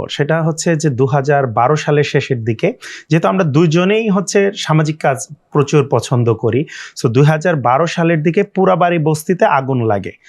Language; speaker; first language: Bangla; native; Bangla